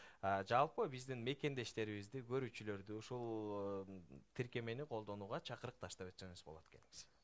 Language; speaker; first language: Kyrgyz; native; Kyrgyz